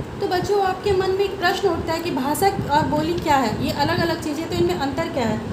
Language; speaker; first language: Hindi; native; Hindi